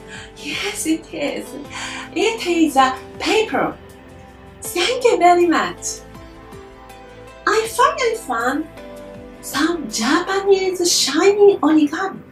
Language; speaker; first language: English; non-native, learner; Japanese